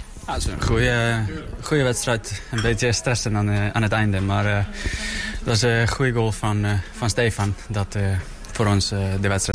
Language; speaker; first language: Dutch; non-native, learner; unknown